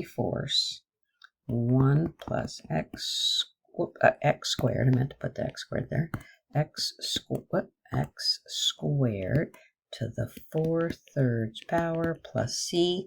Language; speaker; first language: English; native; English